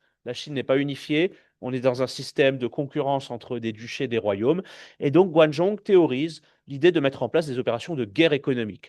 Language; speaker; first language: French; native; French